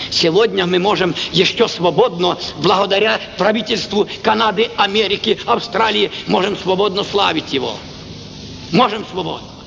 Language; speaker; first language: Russian; non-native, local second language; Ukrainian